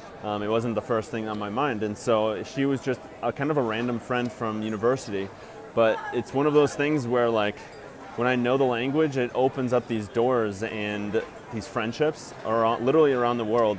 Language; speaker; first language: English; native; English